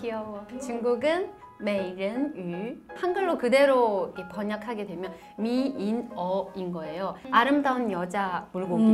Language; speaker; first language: Korean; non-native, fluent; Chinese